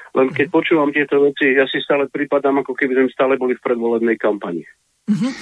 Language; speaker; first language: Slovak; non-native, fluent; Russian